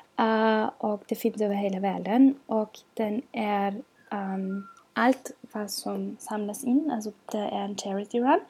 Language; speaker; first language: Swedish; non-native, learner; German